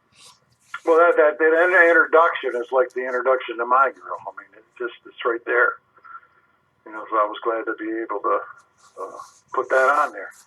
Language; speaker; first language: English; native; English